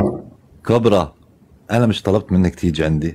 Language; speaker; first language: Arabic; native; Arabic